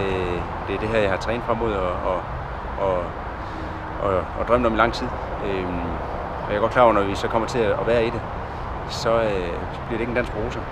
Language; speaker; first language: Danish; native; Danish